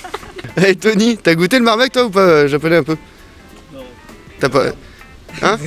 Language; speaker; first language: French; native; French